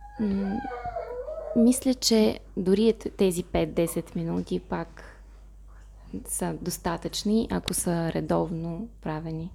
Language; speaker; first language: Bulgarian; non-native, fluent; Russian